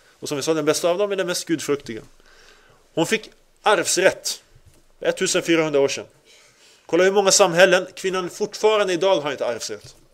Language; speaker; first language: Swedish; early bilingual, other home language; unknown